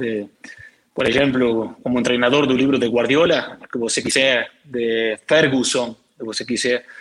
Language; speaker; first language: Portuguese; non-native, learner; Spanish